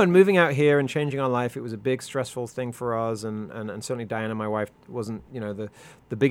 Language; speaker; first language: English; non-native, local second language; French